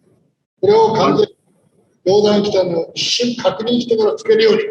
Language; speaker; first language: Japanese; native; Japanese